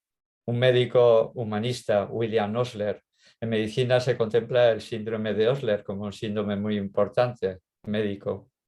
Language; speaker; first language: Spanish; native; Spanish